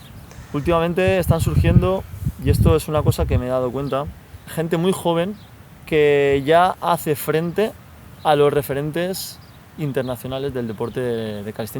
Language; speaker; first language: Spanish; native; Spanish